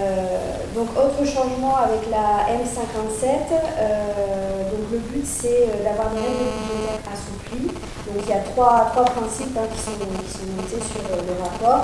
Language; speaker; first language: French; native; French